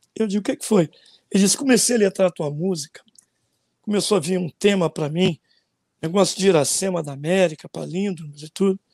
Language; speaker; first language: Portuguese; native; Portuguese